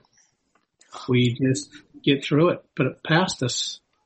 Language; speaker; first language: English; native; English